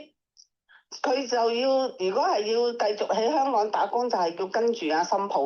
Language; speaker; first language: Cantonese; native; Cantonese